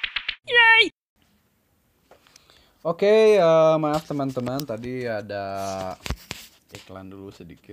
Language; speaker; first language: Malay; non-native, local second language; Sundanese